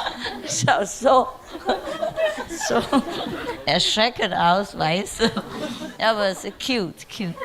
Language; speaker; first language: German; non-native, learner; Vietnamese